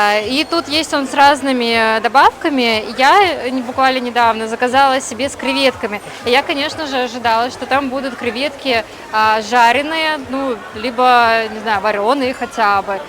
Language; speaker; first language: Russian; native; Russian